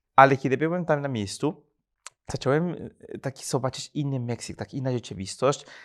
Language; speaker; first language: Polish; non-native, fluent; Spanish